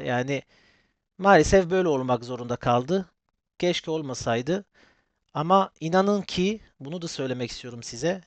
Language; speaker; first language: Turkish; early bilingual, heritage; Turkish